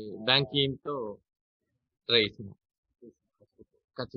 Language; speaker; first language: Japanese; non-native, learner; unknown